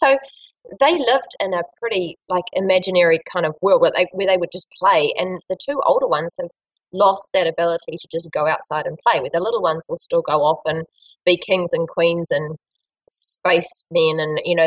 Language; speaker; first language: English; native; English